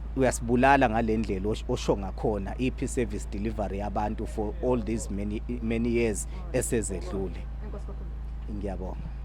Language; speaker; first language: Zulu; non-native, local second language; Xhosa